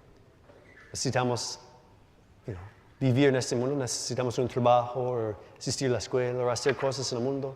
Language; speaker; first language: Spanish; non-native, learner; English